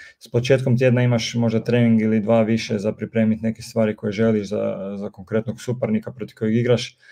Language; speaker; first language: Croatian; native; Croatian